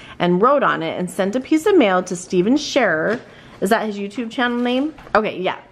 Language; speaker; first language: English; native; English